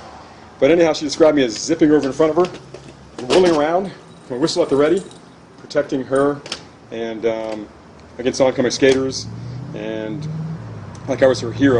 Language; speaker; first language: English; native; English